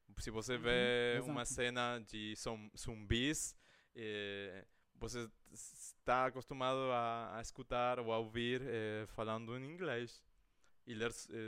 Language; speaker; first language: Portuguese; non-native, fluent; Spanish